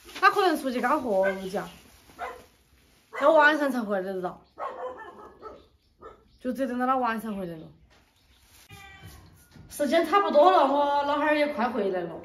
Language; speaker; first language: Chinese; native; Chinese